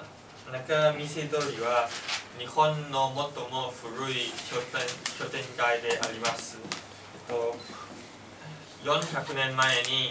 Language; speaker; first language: Japanese; non-native, learner; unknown